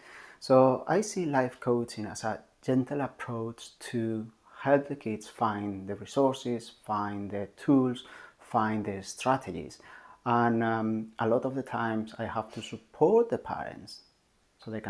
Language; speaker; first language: English; non-native, fluent; Spanish